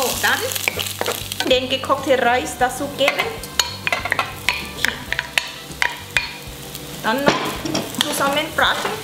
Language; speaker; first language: German; non-native, learner; Thai